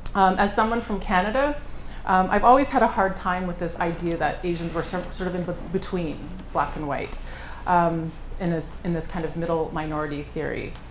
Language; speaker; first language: English; native; English